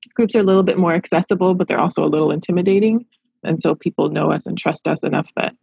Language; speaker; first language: English; native; English